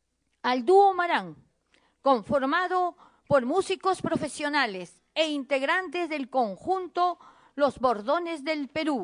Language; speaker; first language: Spanish; native; Spanish